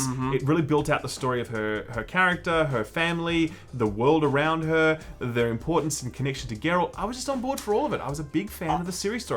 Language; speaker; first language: English; native; English